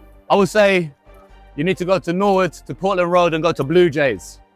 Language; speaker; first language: English; native; English